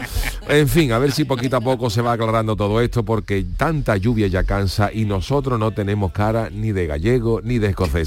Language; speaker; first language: Spanish; native; Spanish